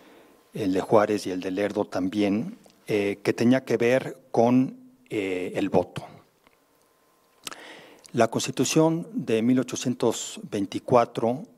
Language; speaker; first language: Spanish; native; Spanish